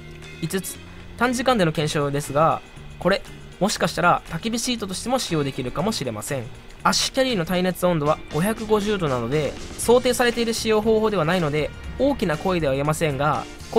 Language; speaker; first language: Japanese; native; Japanese